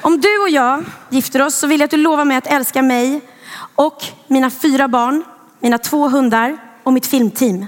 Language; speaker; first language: Swedish; native; Swedish